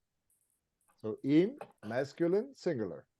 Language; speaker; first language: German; non-native, fluent; English